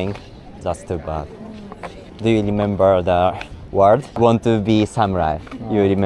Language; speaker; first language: English; non-native, learner; Japanese